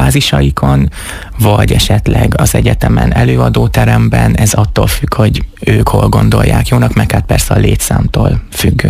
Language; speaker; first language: Hungarian; native; Hungarian